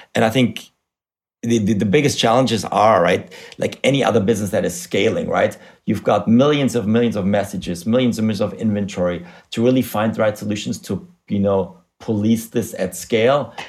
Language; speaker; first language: English; non-native, fluent; German